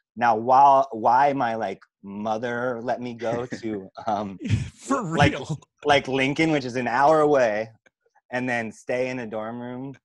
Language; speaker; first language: English; native; English